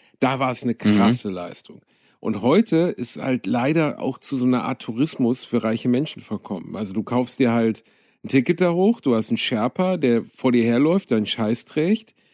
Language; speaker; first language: German; native; German